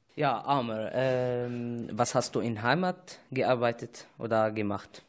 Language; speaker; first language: German; non-native, learner; Arabic